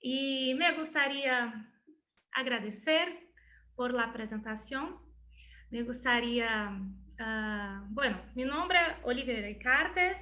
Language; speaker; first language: Spanish; non-native, learner; Portuguese